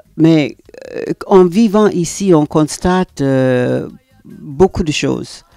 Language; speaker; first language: French; non-native, fluent; English